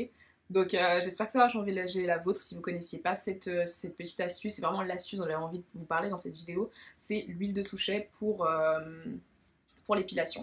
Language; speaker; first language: French; native; French